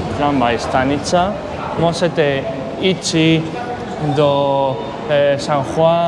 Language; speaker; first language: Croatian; non-native, learner; Spanish